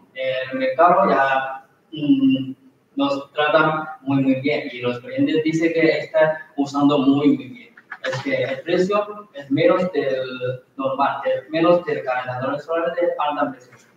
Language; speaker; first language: Spanish; non-native, learner; Chinese